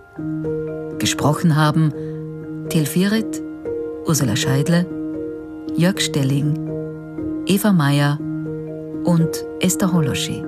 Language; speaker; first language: German; native; German